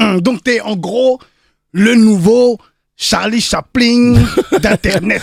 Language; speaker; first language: French; early bilingual, other home language; Haitian Creole